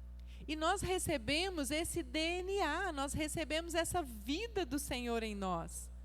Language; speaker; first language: Portuguese; native; Portuguese